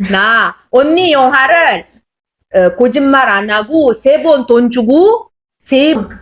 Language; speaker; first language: Korean; non-native, fluent; Uzbek